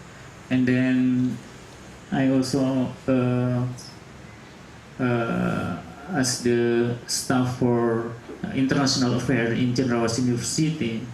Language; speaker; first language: English; non-native, local second language; Indonesian